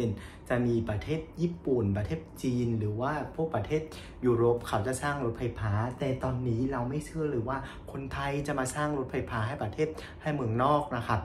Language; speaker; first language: Thai; non-native, fluent; Vietnamese